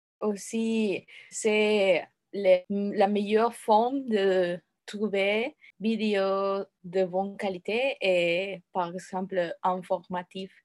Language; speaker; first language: French; non-native, learner; Spanish